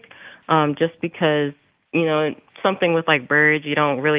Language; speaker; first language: English; native; English